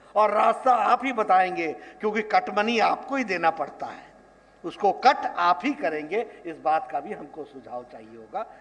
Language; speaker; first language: Hindi; native; Hindi